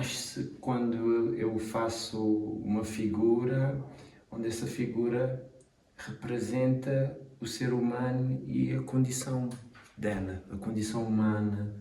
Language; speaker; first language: Portuguese; non-native, local second language; Kabuverdianu